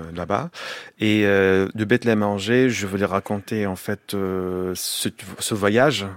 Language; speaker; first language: French; non-native, fluent; Arabic